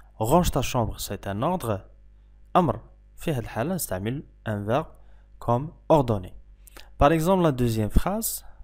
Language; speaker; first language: French; non-native, local second language; Arabic